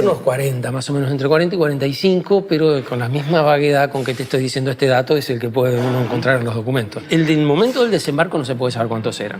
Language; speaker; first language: Spanish; native; Spanish